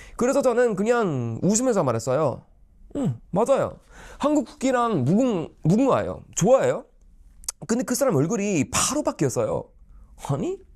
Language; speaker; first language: Korean; non-native, fluent; Swedish